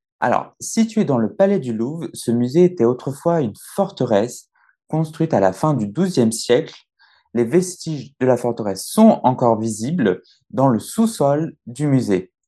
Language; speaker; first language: French; native; French